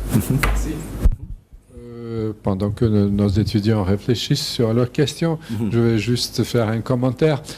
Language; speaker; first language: French; non-native, fluent; Serbian